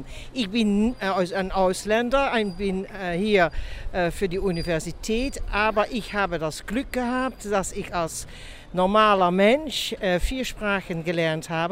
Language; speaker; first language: German; non-native, fluent; Dutch